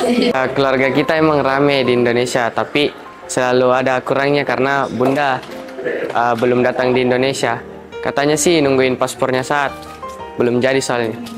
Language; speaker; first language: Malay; early bilingual, heritage; Malay